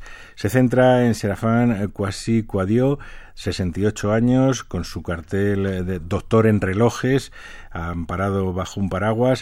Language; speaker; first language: Spanish; native; Spanish